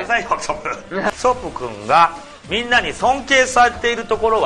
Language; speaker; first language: Japanese; native; Japanese